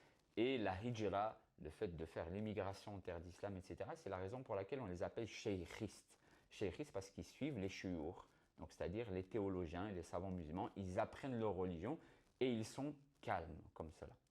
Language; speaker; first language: French; native; French